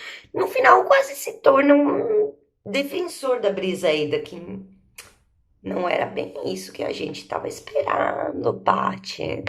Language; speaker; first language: Portuguese; native; Portuguese